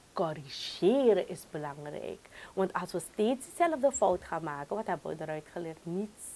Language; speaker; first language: Dutch; non-native, local second language; Caribbean Hindustani